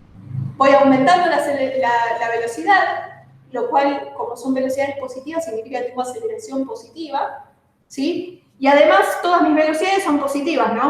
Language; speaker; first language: Spanish; native; Spanish